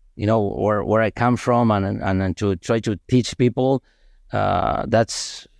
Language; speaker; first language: English; non-native, fluent; Spanish